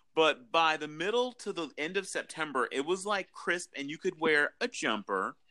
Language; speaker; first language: English; native; English